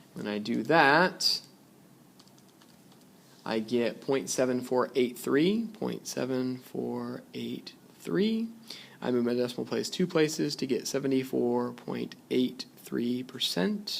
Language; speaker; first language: English; native; English